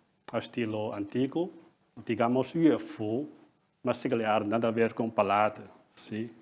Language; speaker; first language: Portuguese; non-native, fluent; Chinese